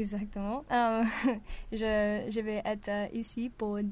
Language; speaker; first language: French; non-native, learner; English